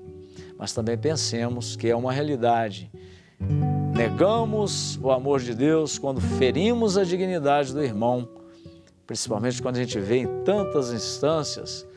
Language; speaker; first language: Portuguese; native; Portuguese